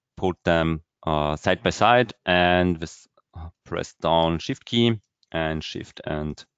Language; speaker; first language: English; non-native, fluent; German